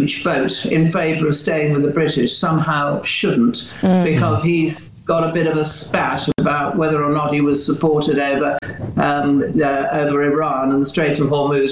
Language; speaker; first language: English; native; English